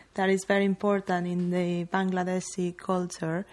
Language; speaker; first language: English; non-native, fluent; Spanish